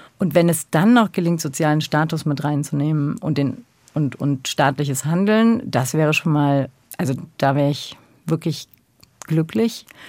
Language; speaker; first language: German; early bilingual, other home language; Turkish